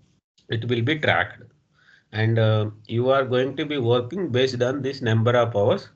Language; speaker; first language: English; non-native, local second language; Telugu